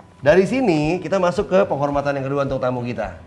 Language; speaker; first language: Indonesian; native; Indonesian